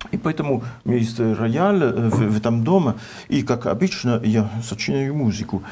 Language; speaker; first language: Russian; non-native, learner; French